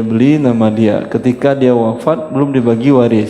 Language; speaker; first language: Indonesian; native; Indonesian